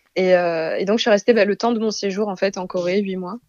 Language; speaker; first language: French; native; French